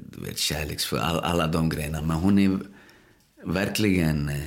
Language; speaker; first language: Swedish; early bilingual, other home language; Spanish